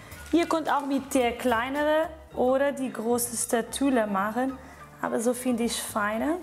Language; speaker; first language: German; non-native, fluent; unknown